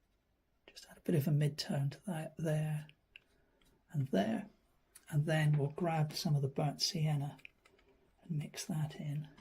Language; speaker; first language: English; native; English